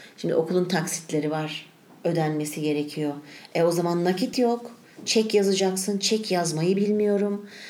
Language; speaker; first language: Turkish; native; Turkish